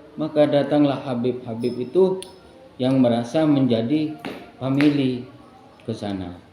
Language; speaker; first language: Indonesian; non-native, local second language; Madurese